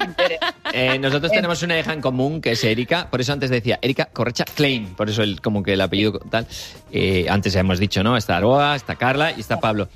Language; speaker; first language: Spanish; native; Spanish